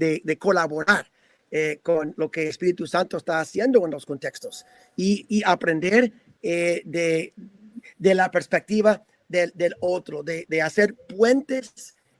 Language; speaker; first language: Spanish; non-native, fluent; English